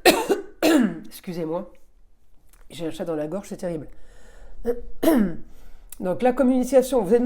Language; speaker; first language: French; native; French